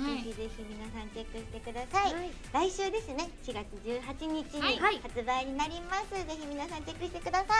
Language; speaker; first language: Japanese; native; Japanese